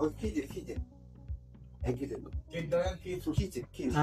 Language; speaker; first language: Korean; non-native, learner; Filipino